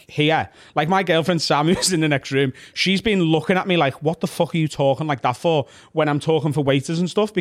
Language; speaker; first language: English; native; English